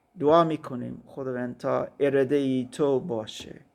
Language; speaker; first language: Persian; non-native, learner; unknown